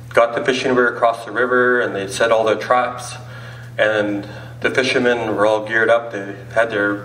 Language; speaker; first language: English; native; English